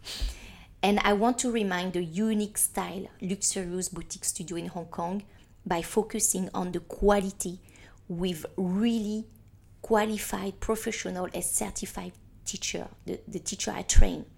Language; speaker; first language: English; non-native, fluent; French